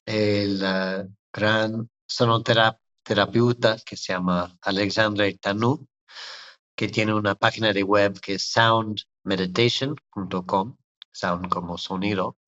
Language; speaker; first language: Spanish; non-native, fluent; English